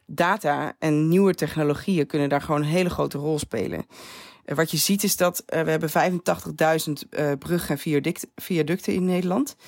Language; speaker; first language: Dutch; native; Dutch